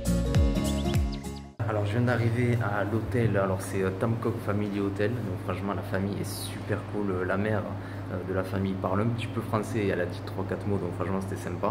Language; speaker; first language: French; native; French